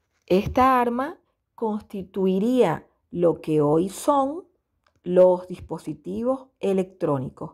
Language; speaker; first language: Spanish; native; Spanish